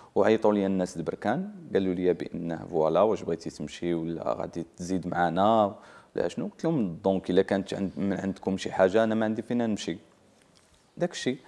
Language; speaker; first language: Arabic; native; Arabic